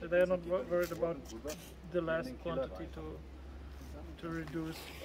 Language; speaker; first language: English; non-native, fluent; German